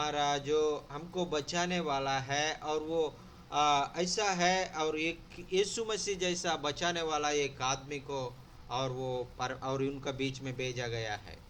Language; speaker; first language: Hindi; non-native, local second language; Telugu